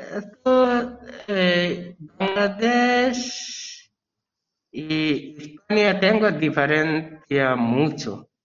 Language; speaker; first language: Spanish; non-native, learner; Bangla